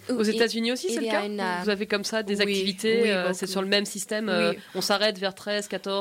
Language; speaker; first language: French; native; French